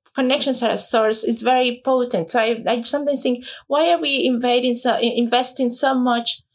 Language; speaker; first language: English; non-native, fluent; Spanish